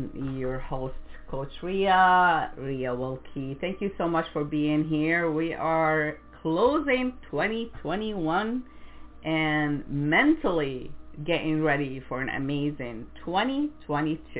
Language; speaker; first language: English; non-native, fluent; French